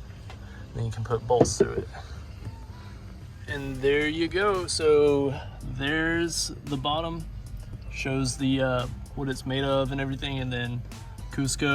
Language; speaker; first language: English; native; English